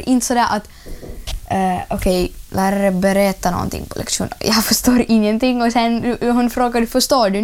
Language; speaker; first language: Swedish; early bilingual, other home language; Ukrainian